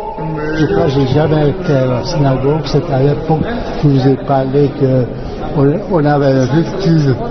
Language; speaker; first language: French; non-native, fluent; Hungarian